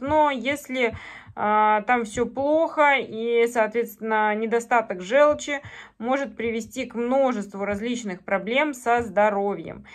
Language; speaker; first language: Russian; native; Russian